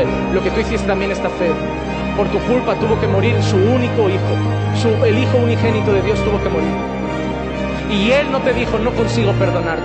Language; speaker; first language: Spanish; native; Spanish